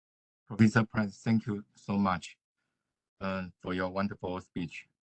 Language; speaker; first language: English; non-native, fluent; Chinese